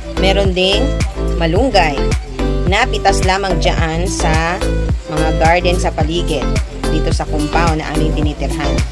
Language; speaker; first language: Filipino; non-native, local second language; Cebuano